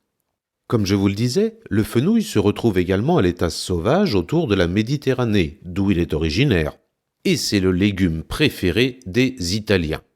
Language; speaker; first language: French; native; French